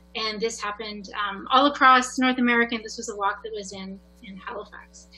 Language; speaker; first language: English; native; English